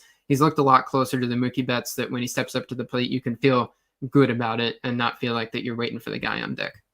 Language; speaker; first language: English; native; English